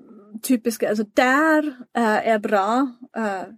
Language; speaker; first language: Swedish; non-native, fluent; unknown